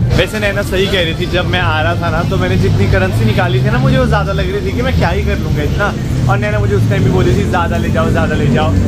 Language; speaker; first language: Hindi; native; Hindi